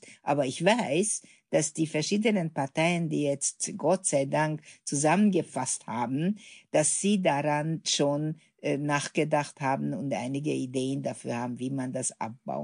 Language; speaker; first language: German; non-native, fluent; Hungarian